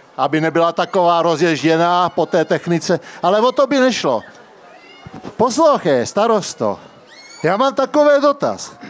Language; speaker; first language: Czech; native; Czech